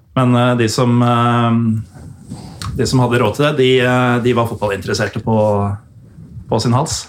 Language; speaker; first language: Norwegian; native; Norwegian